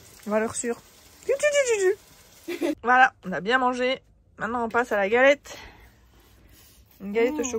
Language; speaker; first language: French; native; French